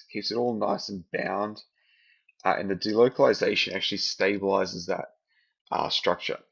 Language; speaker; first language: English; native; English